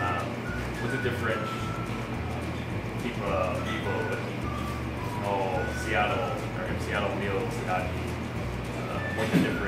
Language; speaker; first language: Portuguese; non-native, learner; English